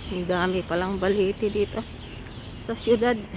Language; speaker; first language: Filipino; non-native, local second language; Iloko